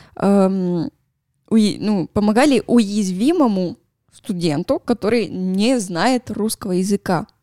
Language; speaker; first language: Russian; non-native, fluent; Spanish